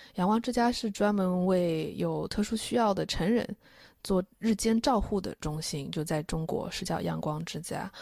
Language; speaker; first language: Chinese; native; Chinese